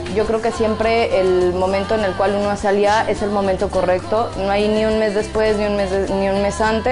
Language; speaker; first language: Spanish; native; Spanish